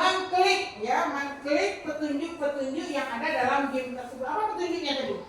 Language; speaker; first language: Indonesian; native; Indonesian